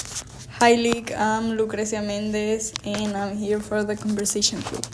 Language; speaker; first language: English; non-native, learner; Spanish